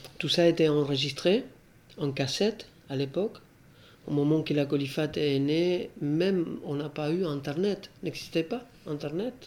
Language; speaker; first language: French; non-native, fluent; Spanish